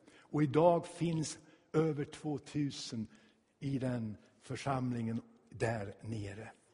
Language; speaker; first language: Swedish; native; Swedish